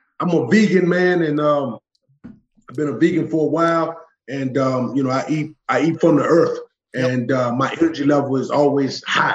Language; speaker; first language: English; native; English